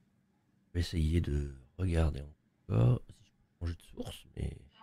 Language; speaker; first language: French; native; French